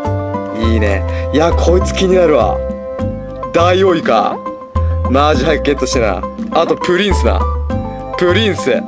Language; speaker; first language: Japanese; native; Japanese